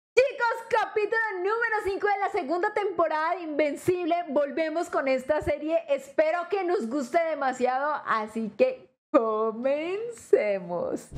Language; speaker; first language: Spanish; native; Spanish